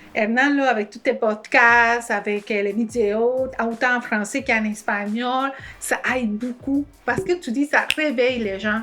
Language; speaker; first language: French; non-native, fluent; Spanish